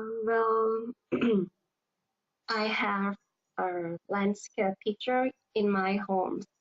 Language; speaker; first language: English; non-native, learner; Thai